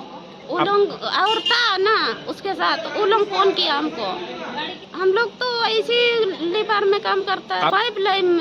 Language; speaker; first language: Hindi; non-native, local second language; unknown